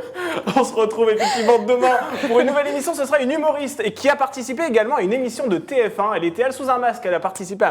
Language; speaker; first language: French; native; French